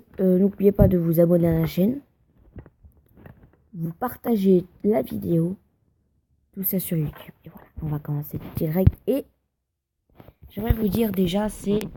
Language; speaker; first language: French; native; French